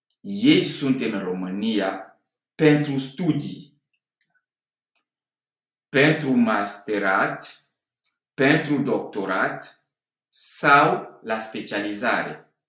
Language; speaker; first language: Romanian; non-native, fluent; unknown